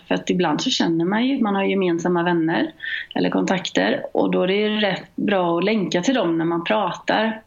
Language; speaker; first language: Swedish; native; Swedish